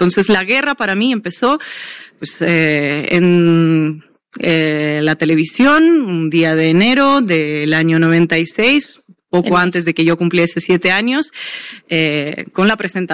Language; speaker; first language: Spanish; non-native, fluent; Russian